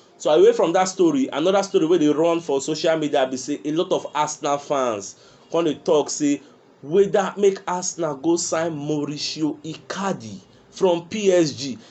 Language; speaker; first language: Nigerian Pidgin; non-native, local second language; Yoruba